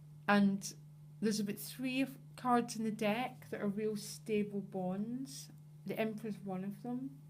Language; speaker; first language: English; native; English